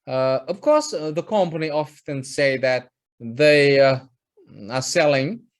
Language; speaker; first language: English; non-native, fluent; Vietnamese